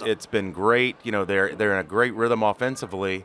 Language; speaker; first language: English; native; English